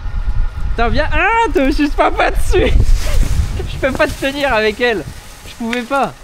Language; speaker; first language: French; native; French